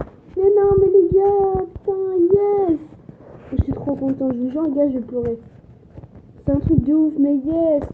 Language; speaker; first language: French; native; French